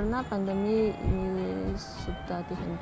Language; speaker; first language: Indonesian; non-native, learner; Chinese